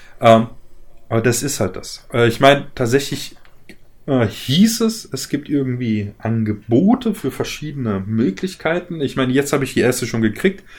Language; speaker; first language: German; native; German